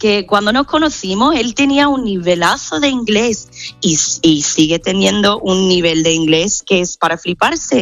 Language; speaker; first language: Spanish; non-native, fluent; English